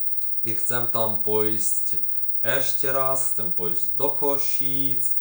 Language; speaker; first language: Slovak; non-native, learner; Ukrainian